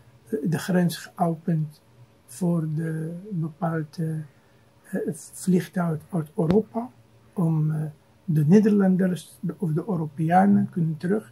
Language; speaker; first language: Dutch; non-native, fluent; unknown